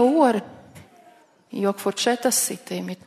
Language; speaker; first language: Swedish; non-native, learner; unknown